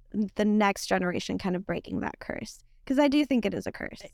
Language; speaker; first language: English; non-native, fluent; Spanish